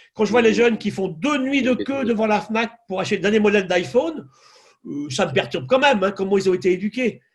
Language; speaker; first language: French; native; French